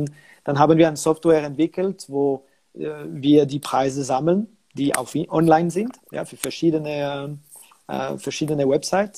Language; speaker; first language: German; non-native, local second language; French